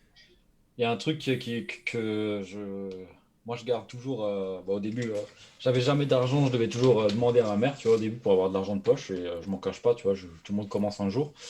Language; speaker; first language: French; native; French